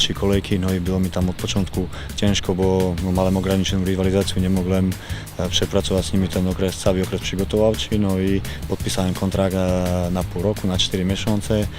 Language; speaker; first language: Polish; non-native, learner; Slovak